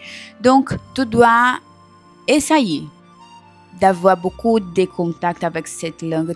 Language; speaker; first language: French; non-native, learner; Portuguese